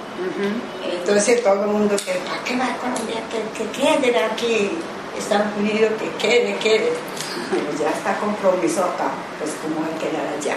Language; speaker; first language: Spanish; non-native, learner; Japanese